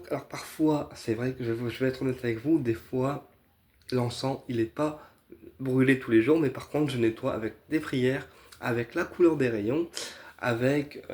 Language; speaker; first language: French; native; French